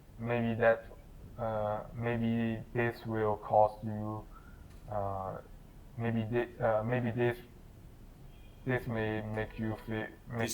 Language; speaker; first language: English; non-native, learner; Chinese